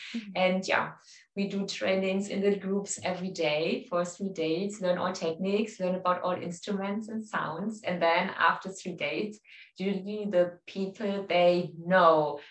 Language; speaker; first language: English; non-native, fluent; German